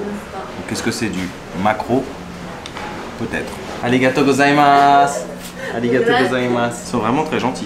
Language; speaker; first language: French; native; French